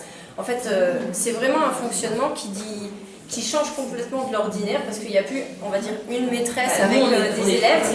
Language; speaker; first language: French; native; French